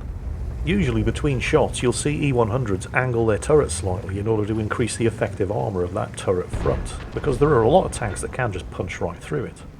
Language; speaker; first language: English; native; English